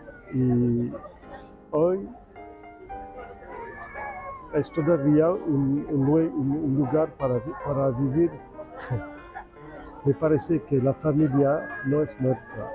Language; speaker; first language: Spanish; non-native, fluent; French